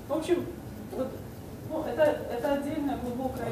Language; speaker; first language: Russian; native; Russian